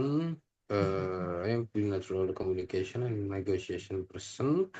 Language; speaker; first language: English; non-native, learner; Indonesian